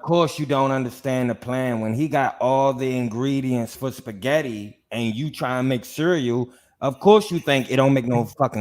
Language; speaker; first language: English; native; English